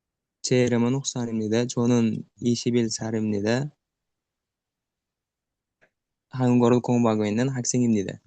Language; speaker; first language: Korean; non-native, learner; Uzbek